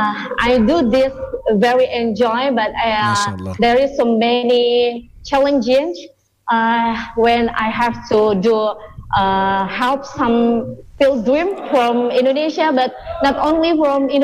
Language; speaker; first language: English; non-native, learner; Indonesian